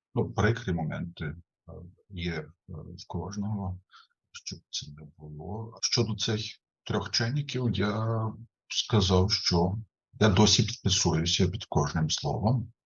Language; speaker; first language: Ukrainian; non-native, fluent; German